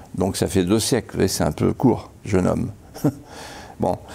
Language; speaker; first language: French; native; French